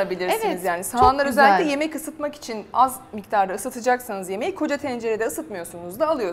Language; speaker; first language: Turkish; native; Turkish